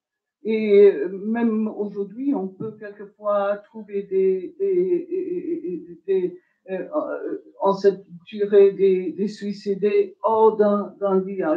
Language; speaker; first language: French; non-native, fluent; English